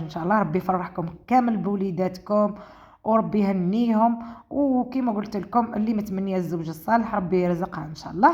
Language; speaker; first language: Arabic; native; Arabic